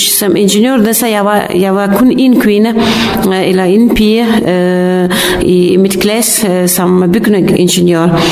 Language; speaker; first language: Danish; non-native, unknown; Pashto